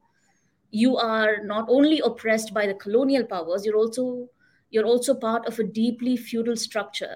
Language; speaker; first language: English; non-native, local second language; Tamil